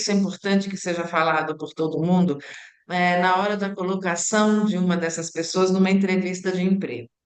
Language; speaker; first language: Portuguese; early bilingual, other home language; Italian